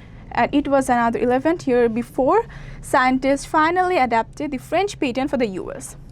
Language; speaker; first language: English; non-native, local second language; Bangla